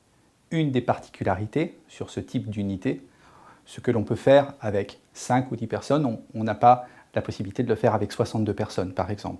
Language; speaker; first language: French; native; French